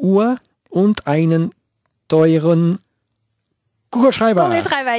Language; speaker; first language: German; non-native, learner; Spanish